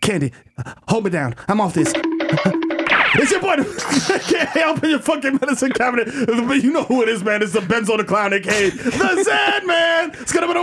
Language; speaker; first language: English; early bilingual, other home language; Spanish